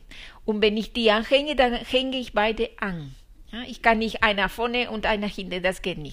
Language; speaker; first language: German; non-native, fluent; Spanish